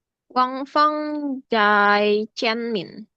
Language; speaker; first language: Chinese; non-native, learner; Indonesian